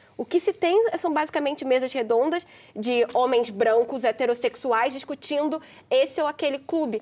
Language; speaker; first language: Portuguese; native; Portuguese